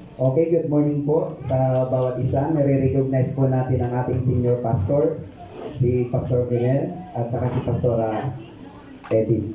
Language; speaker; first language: Filipino; non-native, local second language; Pampanga